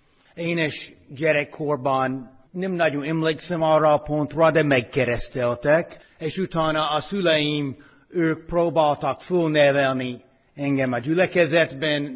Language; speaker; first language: Hungarian; non-native, fluent; English